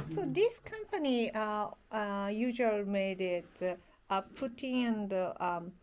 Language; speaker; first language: English; non-native, learner; Japanese